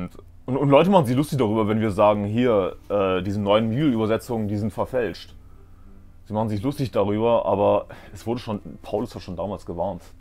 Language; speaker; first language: German; native; German